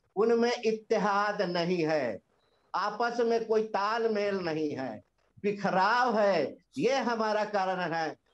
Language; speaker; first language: Hindi; native; Hindi